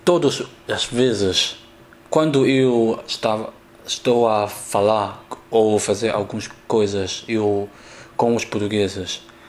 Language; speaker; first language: Portuguese; non-native, learner; Chinese